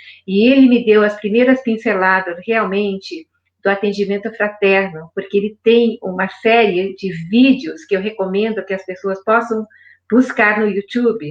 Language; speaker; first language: Portuguese; native; Portuguese